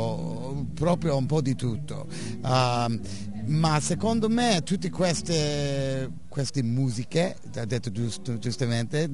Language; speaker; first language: Italian; non-native, fluent; English